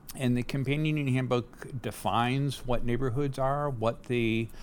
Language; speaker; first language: English; native; English